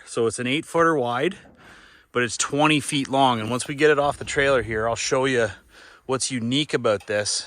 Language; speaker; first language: English; native; English